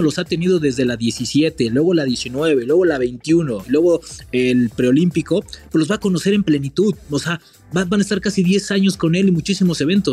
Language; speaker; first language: Spanish; native; Spanish